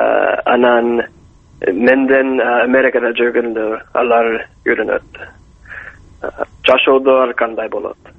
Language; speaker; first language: Kyrgyz; non-native, learner; English